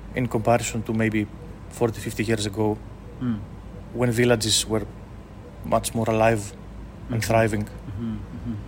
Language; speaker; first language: English; non-native, fluent; Greek